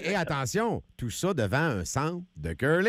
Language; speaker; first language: French; native; French